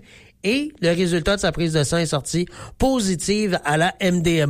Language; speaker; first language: French; native; French